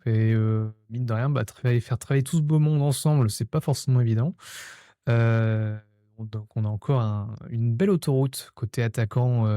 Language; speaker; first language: French; native; French